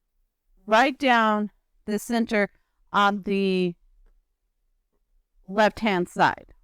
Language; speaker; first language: English; native; English